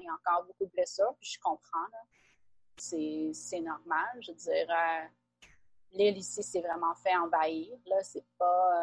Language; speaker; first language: French; native; French